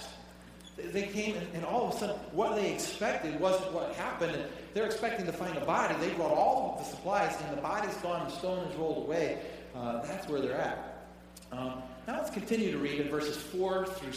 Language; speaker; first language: English; native; English